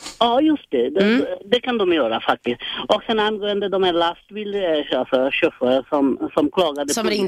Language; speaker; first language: Swedish; non-native, fluent; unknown